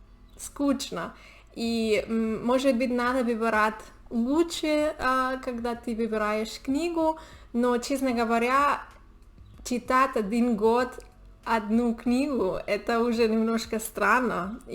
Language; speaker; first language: Russian; non-native, learner; Spanish